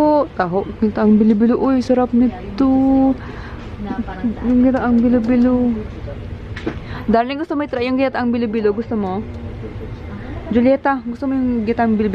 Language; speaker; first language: Filipino; non-native, learner; English